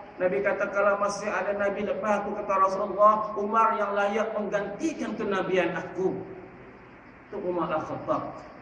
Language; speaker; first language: Malay; native; Malay